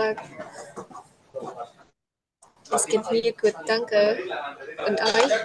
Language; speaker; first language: German; non-native, learner; Indonesian